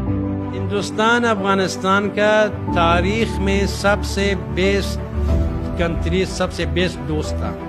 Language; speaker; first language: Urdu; non-native, learner; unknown